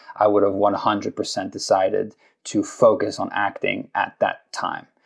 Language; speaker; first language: English; native; English